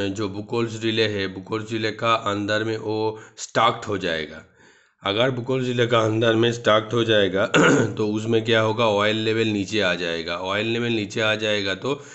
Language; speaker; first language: Hindi; non-native, local second language; Bangla